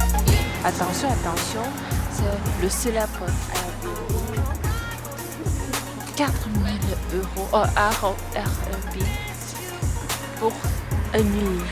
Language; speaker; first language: French; non-native, learner; Chinese